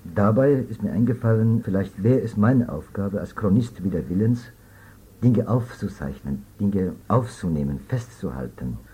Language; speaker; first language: German; non-native, fluent; Persian